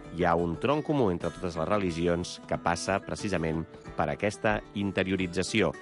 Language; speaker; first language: Catalan; native; Catalan